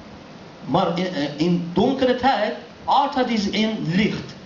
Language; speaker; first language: Dutch; non-native, learner; Persian